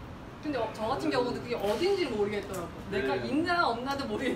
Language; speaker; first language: Korean; native; Korean